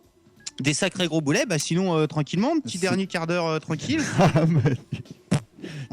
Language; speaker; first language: French; native; French